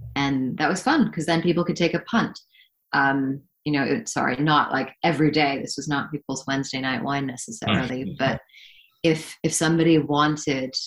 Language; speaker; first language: English; native; English